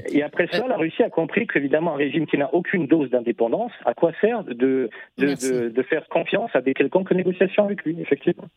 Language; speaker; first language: French; non-native, fluent; Russian